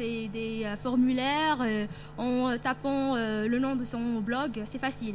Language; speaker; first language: French; non-native, local second language; Arabic